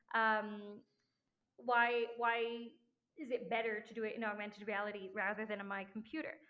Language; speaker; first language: English; non-native, fluent; French